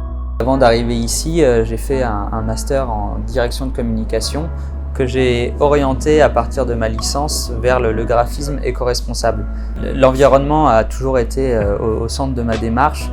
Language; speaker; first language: French; native; French